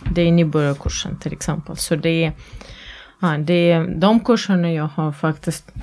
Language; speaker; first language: Swedish; non-native, fluent; Latvian